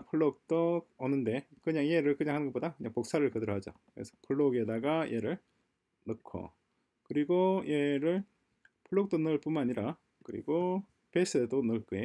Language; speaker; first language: Korean; native; Korean